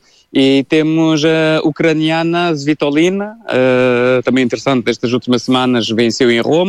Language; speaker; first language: Portuguese; native; Portuguese